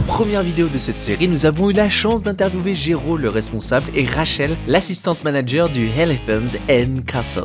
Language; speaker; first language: French; native; French